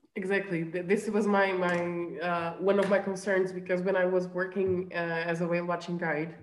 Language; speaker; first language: English; non-native, fluent; Portuguese